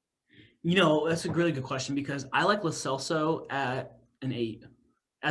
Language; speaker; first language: English; native; English